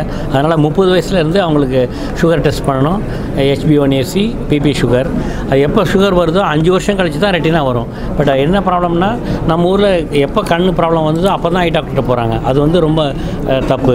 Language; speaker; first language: Tamil; native; Tamil